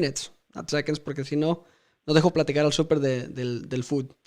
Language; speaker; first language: Spanish; early bilingual, heritage; Spanish